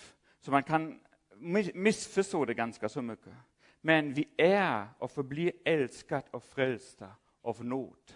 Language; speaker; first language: Swedish; non-native, fluent; German